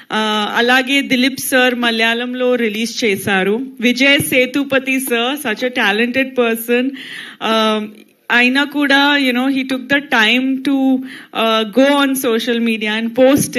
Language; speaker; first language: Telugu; non-native, local second language; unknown